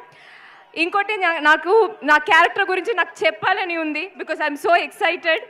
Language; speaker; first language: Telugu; non-native, local second language; Malayalam